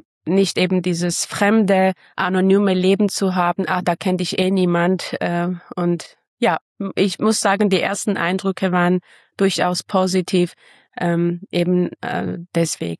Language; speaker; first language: German; non-native, fluent; Armenian